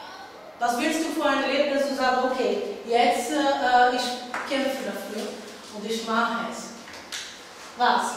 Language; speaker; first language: German; non-native, learner; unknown